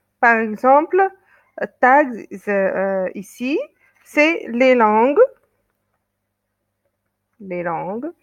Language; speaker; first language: French; non-native, local second language; Arabic